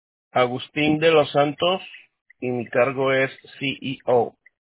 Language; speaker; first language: Spanish; native; Spanish